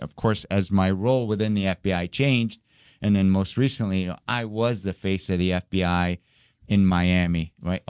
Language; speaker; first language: English; early bilingual, other home language; Arabic